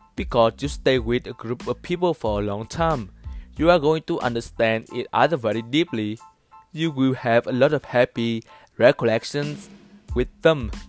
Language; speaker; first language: English; non-native, learner; Vietnamese